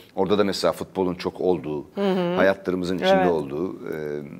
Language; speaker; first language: Turkish; native; Turkish